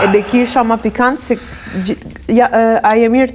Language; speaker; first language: Albanian; early bilingual, heritage; Albanian